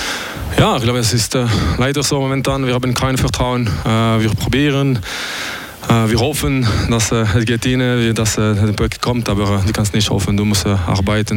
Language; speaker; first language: German; non-native, local second language; French